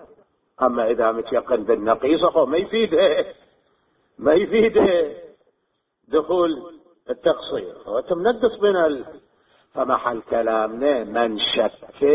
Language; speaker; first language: Arabic; native; Arabic